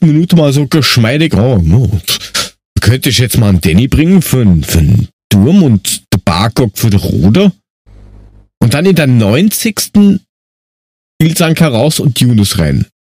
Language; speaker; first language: German; native; German